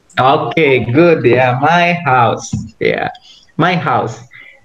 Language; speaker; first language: English; non-native, fluent; Indonesian